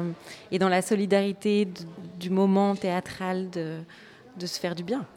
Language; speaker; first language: French; native; French